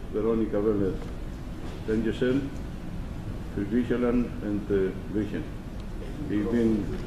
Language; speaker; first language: German; non-native, learner; Greek